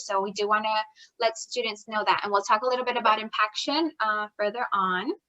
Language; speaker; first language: English; native; English